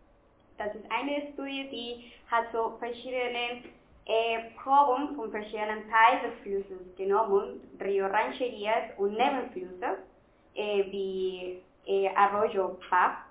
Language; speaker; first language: German; non-native, fluent; Spanish